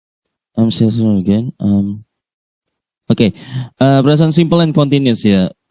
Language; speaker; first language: English; non-native, learner; Indonesian